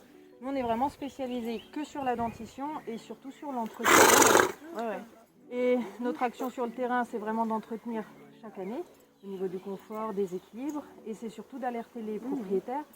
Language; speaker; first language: French; native; French